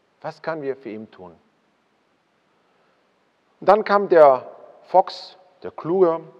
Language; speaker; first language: German; non-native, fluent; Hebrew